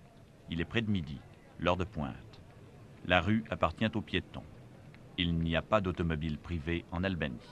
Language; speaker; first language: French; native; French